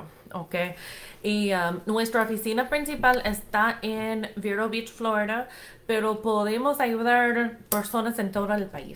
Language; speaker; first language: Spanish; non-native, fluent; English